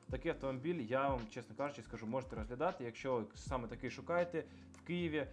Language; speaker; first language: Ukrainian; non-native, local second language; Russian